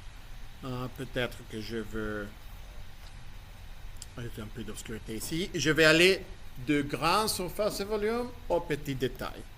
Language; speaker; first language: French; non-native, fluent; Spanish